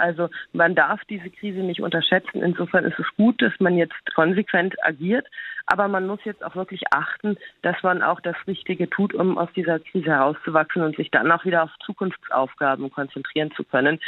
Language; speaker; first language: German; native; German